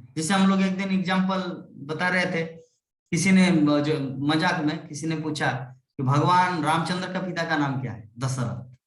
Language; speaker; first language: Hindi; non-native, local second language; Bangla